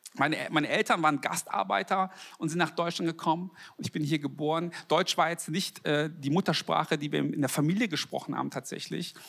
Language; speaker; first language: German; early bilingual, other home language; Korean